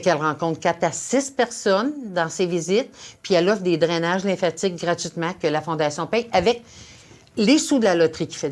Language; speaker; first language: French; native; French